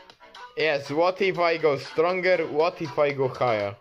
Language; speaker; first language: English; non-native, fluent; Polish